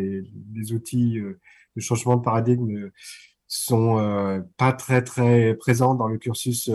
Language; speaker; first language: French; native; French